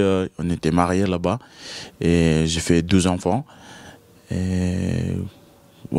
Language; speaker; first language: French; non-native, learner; Fijian